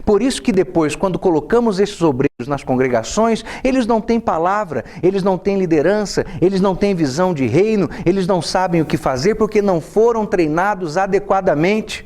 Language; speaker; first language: Portuguese; native; Portuguese